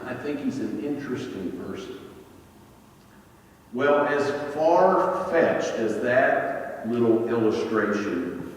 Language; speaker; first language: English; native; English